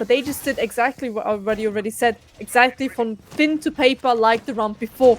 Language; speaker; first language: English; non-native, fluent; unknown